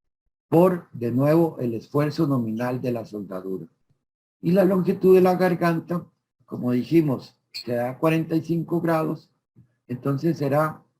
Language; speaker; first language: Spanish; native; Spanish